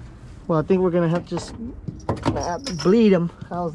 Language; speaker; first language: English; native; English